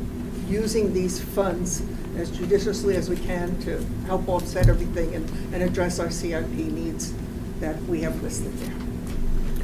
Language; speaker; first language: English; native; English